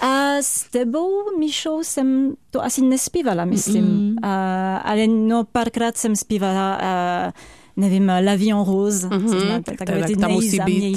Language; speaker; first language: Czech; non-native, fluent; French